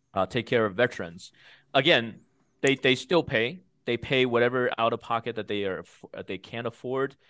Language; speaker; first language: English; early bilingual, other home language; Chinese